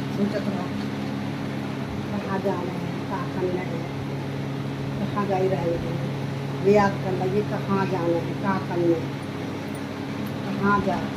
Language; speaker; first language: Hindi; native; Hindi